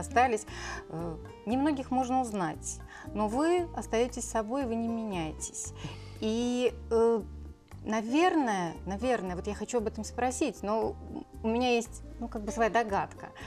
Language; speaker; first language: Russian; native; Russian